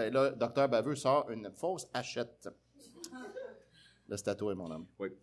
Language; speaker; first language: French; native; French